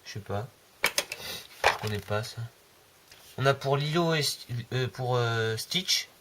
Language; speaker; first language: French; native; French